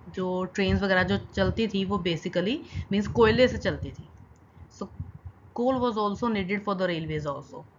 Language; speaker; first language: Hindi; non-native, local second language; Punjabi